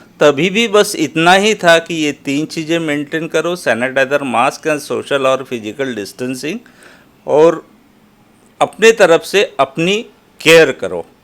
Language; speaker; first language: Hindi; non-native, local second language; Marathi